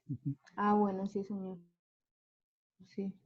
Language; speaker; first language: Spanish; native; Spanish